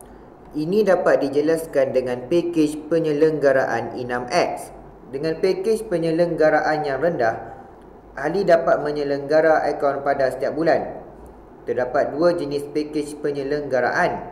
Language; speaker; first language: Malay; native; Malay